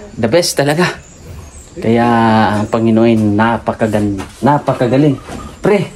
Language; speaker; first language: Filipino; non-native, local second language; Cebuano